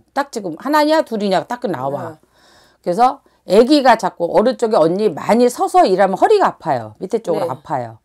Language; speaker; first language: Korean; native; Korean